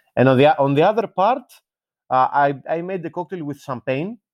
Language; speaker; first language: English; non-native, fluent; Greek